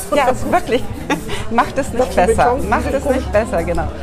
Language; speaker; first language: German; native; German